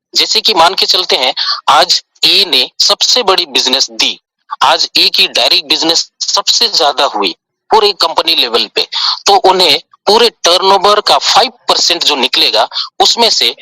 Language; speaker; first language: Hindi; native; Hindi